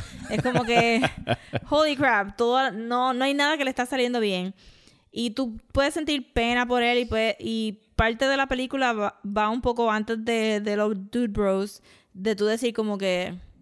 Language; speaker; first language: Spanish; early bilingual, heritage; Spanish